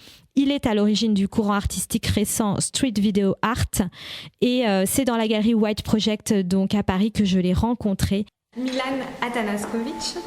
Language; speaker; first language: French; native; French